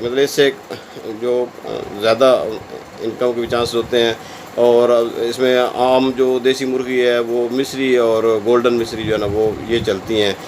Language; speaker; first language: Urdu; non-native, local second language; Punjabi